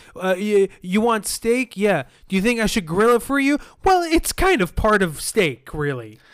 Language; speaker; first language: English; early bilingual, other home language; Arabic